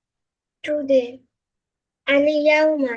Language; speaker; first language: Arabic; non-native, learner; Bangla